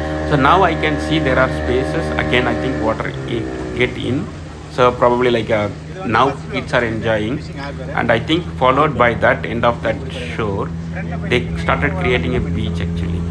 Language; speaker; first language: English; non-native, local second language; Tamil